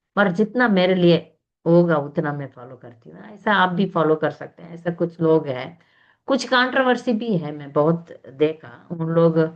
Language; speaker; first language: Hindi; non-native, local second language; Tamil